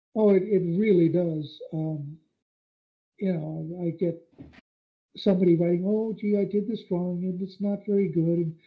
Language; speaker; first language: English; native; English